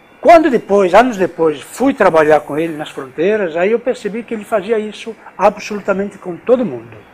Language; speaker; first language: Portuguese; non-native, fluent; Italian